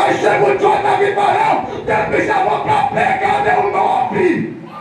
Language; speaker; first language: Portuguese; native; Portuguese